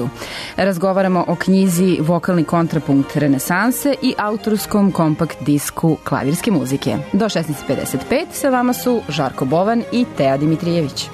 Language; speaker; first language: Serbian; native; Serbian